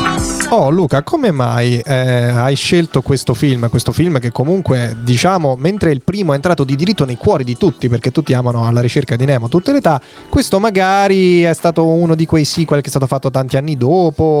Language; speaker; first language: Italian; native; Italian